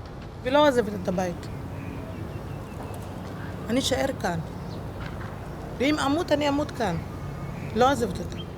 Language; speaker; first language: Hebrew; non-native, local second language; Arabic